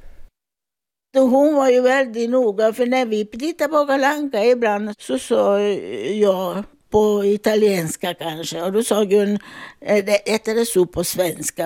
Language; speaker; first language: Swedish; non-native, fluent; Italian